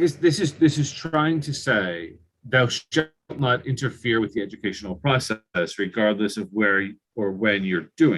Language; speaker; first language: English; native; English